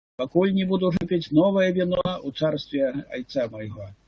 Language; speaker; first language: Russian; non-native, local second language; Ukrainian